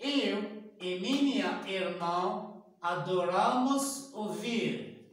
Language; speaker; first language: Portuguese; non-native, learner; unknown